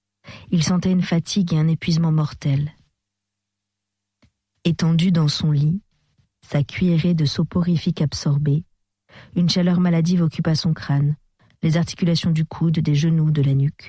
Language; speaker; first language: French; native; French